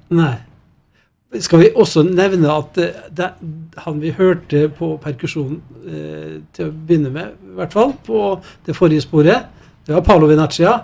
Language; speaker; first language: Norwegian; native; Norwegian